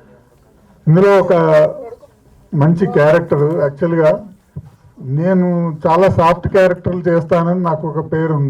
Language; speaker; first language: Telugu; native; Telugu